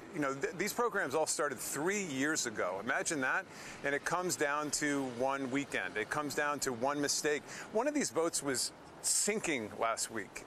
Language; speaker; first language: English; native; English